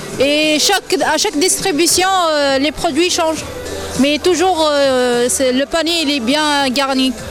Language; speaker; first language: French; non-native, local second language; Arabic